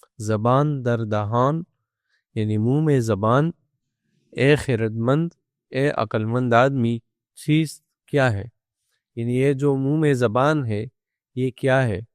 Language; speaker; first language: Urdu; non-native, local second language; Pashto